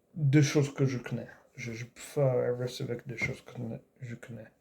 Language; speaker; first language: French; non-native, learner; English